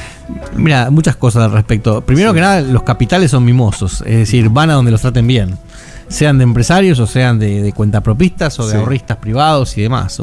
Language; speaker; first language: Spanish; native; Spanish